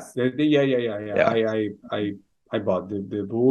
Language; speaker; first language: English; non-native, fluent; Portuguese